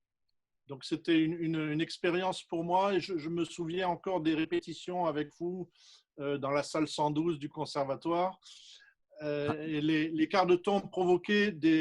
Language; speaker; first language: French; native; French